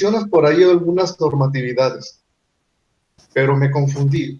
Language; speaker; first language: Spanish; native; Spanish